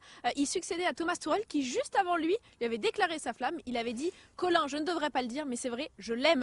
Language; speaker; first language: French; native; French